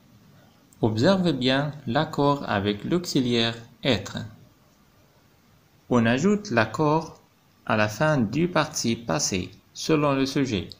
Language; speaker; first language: French; non-native, fluent; Arabic